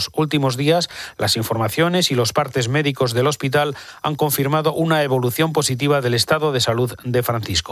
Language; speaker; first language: Spanish; native; Spanish